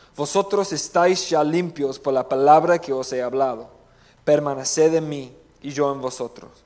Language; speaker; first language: Spanish; non-native, fluent; English